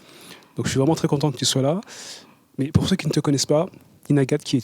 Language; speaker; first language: French; native; French